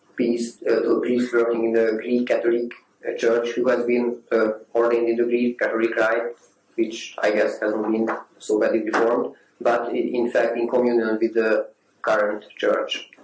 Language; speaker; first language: English; non-native, fluent; Hungarian